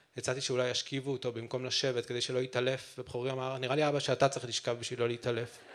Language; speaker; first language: Hebrew; native; Hebrew